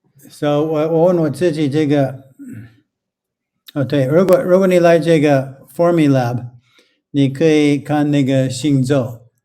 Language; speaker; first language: Chinese; non-native, fluent; English